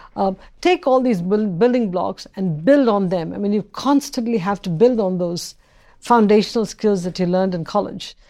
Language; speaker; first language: English; non-native, local second language; Tamil